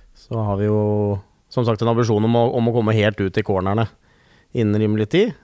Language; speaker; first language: Norwegian; native; Norwegian